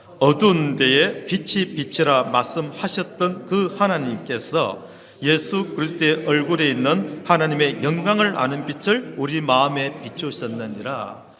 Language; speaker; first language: Korean; native; Korean